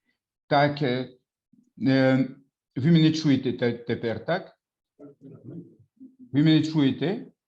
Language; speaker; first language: Ukrainian; non-native, fluent; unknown